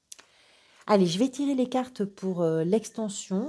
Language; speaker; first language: French; native; French